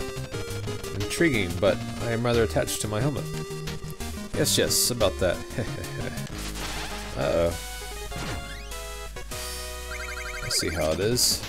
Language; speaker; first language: English; native; English